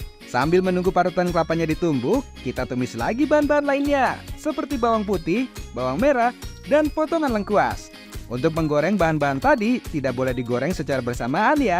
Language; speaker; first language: Indonesian; native; Indonesian